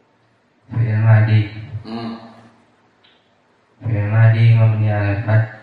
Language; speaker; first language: Arabic; non-native, learner; Indonesian